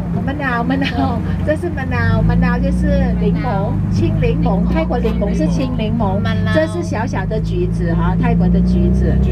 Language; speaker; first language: Chinese; non-native, fluent; Thai